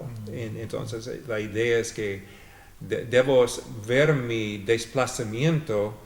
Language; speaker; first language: Spanish; non-native, fluent; English